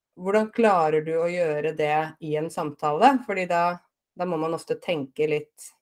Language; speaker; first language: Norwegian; native; Norwegian